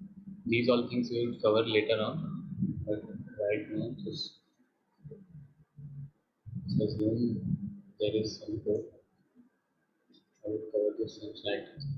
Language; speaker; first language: English; non-native, fluent; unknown